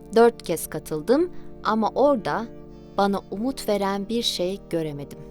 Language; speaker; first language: Turkish; native; Turkish